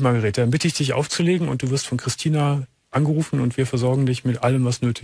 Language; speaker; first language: German; native; German